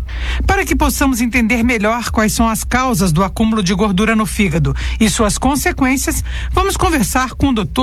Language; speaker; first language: Portuguese; native; Portuguese